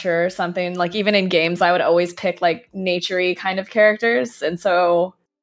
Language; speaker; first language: English; native; English